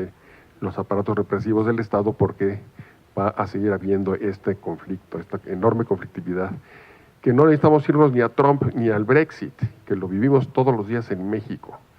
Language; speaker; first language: Spanish; native; Spanish